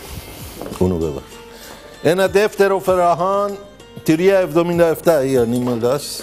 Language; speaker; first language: Greek; non-native, fluent; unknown